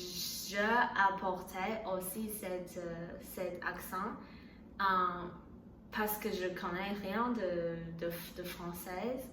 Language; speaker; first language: French; non-native, learner; Chinese